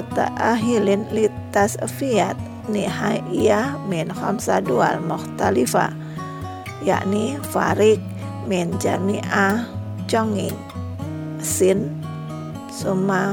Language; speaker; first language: Arabic; non-native, fluent; Indonesian